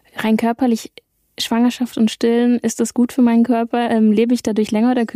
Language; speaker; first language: German; native; German